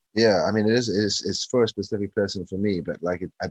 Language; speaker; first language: English; native; English